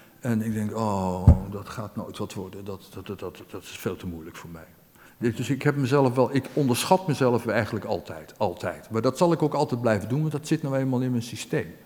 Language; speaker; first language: Dutch; native; Dutch